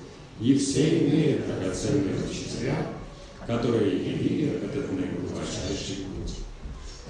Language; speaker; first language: Russian; native; Russian